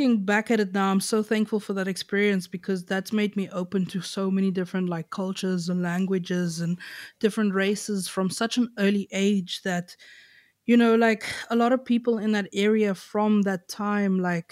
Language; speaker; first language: English; native; English